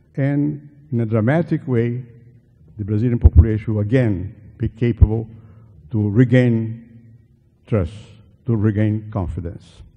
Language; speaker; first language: English; non-native, fluent; Portuguese